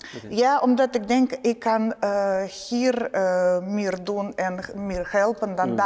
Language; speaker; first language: Dutch; non-native, learner; Ukrainian